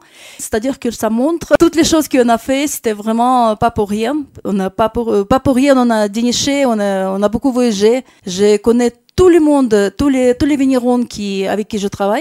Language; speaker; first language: French; non-native, fluent; Russian